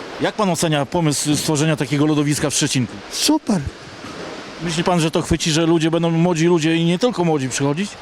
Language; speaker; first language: Polish; native; Polish